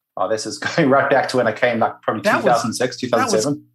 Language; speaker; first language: English; native; English